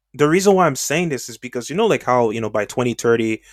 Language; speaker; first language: English; native; English